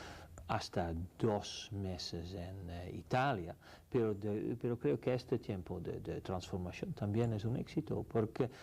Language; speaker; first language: Spanish; non-native, fluent; Dutch